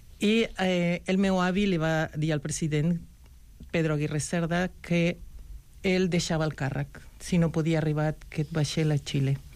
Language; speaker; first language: Catalan; non-native, fluent; Spanish